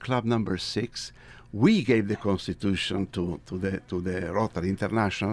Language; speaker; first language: English; non-native, fluent; Italian